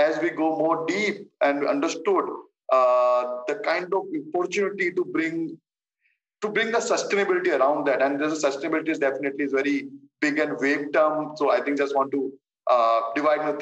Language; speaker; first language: English; non-native, local second language; Hindi